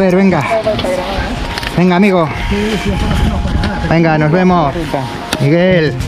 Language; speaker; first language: Spanish; native; Spanish